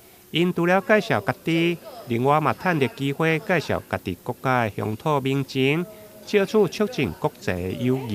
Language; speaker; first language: Chinese; native; Chinese